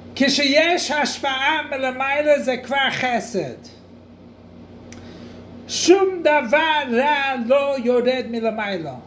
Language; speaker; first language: Hebrew; non-native, fluent; English